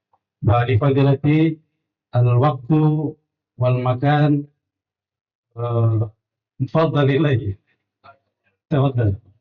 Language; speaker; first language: Arabic; non-native, fluent; Indonesian